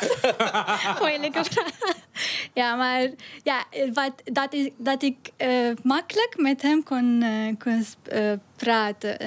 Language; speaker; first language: Dutch; non-native, learner; Arabic